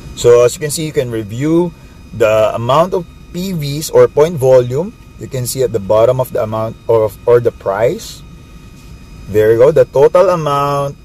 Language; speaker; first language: English; non-native, local second language; Filipino